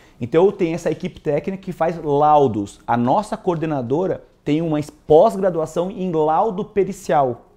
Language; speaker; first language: Portuguese; native; Portuguese